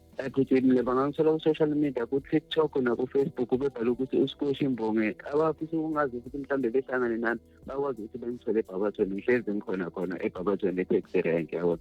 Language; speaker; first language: Zulu; native; Zulu